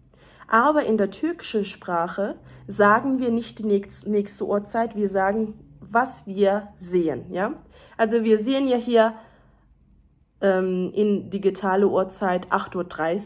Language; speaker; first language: German; early bilingual, other home language; Turkish